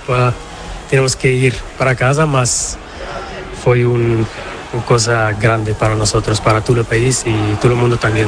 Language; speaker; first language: Spanish; non-native, local second language; Portuguese